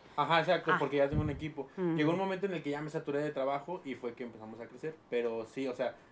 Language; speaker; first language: Spanish; native; Spanish